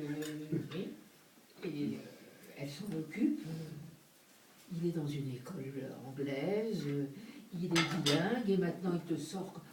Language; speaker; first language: French; native; French